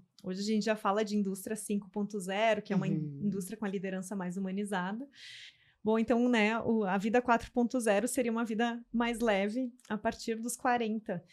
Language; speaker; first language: Portuguese; native; Portuguese